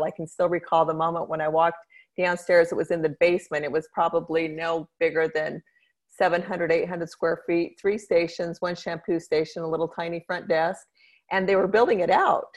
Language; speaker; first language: English; native; English